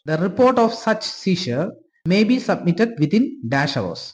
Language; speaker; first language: English; non-native, local second language; Malayalam